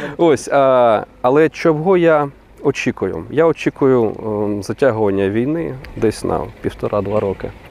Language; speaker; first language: Ukrainian; non-native, local second language; Russian